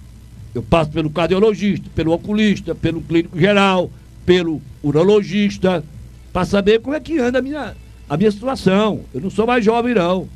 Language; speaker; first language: Portuguese; native; Portuguese